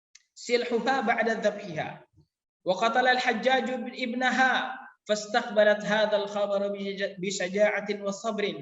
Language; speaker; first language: Arabic; non-native, fluent; Indonesian